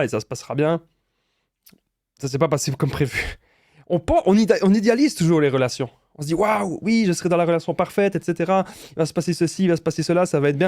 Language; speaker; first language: French; native; French